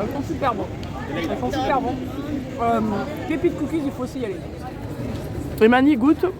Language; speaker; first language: French; native; French